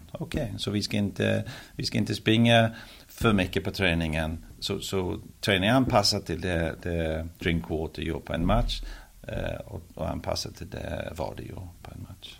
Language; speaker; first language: Swedish; early bilingual, heritage; Swedish